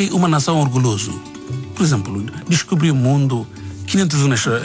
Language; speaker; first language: Portuguese; non-native, learner; Bangla